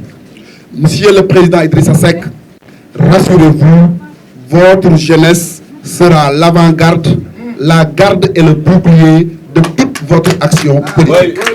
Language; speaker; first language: French; non-native, local second language; Wolof